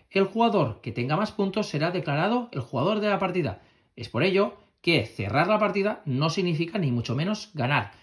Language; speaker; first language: Spanish; native; Spanish